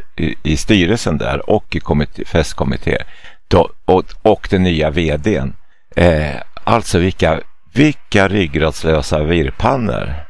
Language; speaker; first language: Swedish; native; Swedish